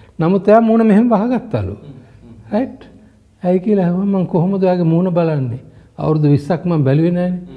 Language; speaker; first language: Sinhala; non-native, local second language; Tamil